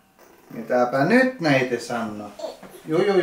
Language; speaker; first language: Finnish; non-native, local second language; Swedish